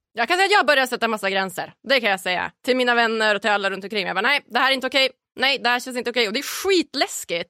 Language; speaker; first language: Swedish; native; Swedish